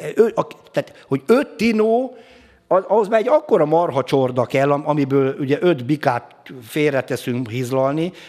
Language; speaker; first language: Hungarian; native; Hungarian